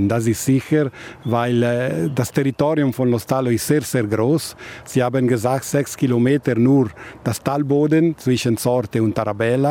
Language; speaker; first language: German; non-native, local second language; Italian